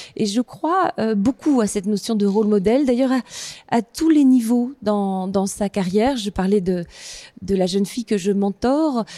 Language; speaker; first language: French; native; French